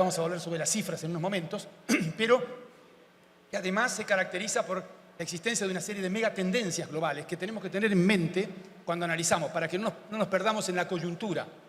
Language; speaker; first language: Spanish; native; Spanish